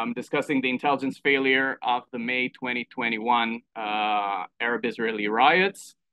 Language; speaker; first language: English; non-native, fluent; Hebrew